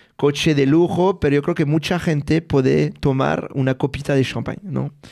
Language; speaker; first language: Spanish; non-native, fluent; French